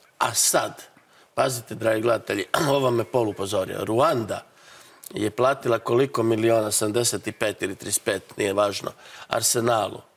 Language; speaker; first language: Croatian; native; Croatian